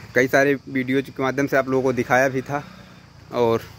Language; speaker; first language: Hindi; native; Hindi